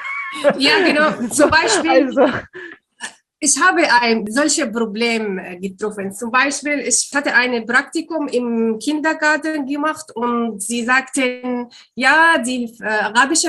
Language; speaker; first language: German; non-native, learner; Arabic